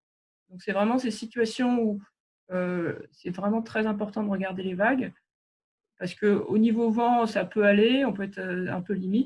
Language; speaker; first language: French; native; French